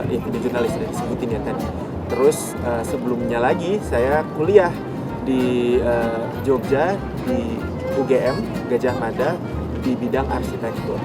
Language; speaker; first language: Indonesian; native; Indonesian